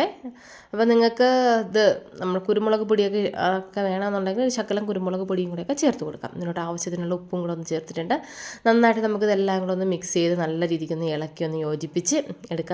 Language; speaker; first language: Malayalam; native; Malayalam